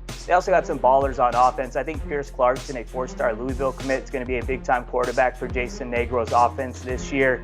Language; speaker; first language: English; native; English